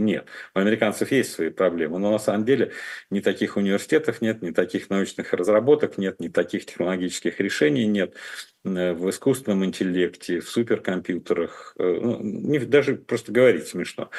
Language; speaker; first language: Russian; native; Russian